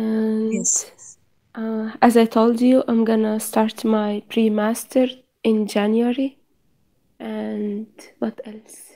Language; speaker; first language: English; non-native, fluent; Arabic